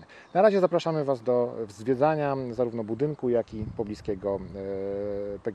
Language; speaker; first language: Polish; native; Polish